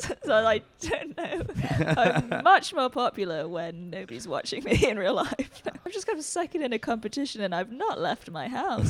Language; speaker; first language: English; native; English